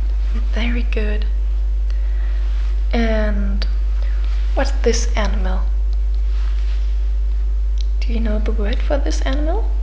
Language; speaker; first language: English; non-native, fluent; German